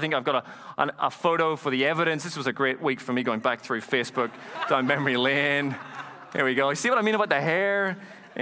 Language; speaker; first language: English; native; English